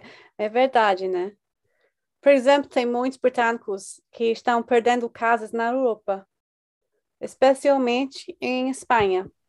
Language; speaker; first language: Portuguese; non-native, fluent; English